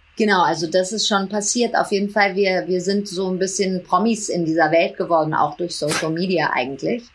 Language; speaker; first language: German; early bilingual, heritage; German